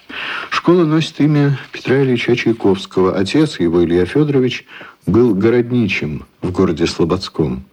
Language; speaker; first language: Russian; native; Russian